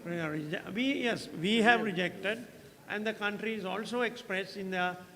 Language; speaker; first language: English; non-native, local second language; Sinhala